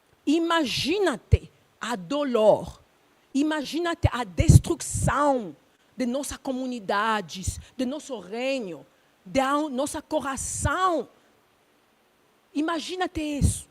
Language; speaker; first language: Portuguese; non-native, learner; Luba-Lulua